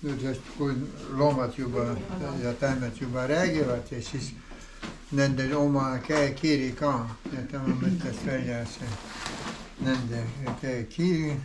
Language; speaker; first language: Estonian; non-native, learner; Ukrainian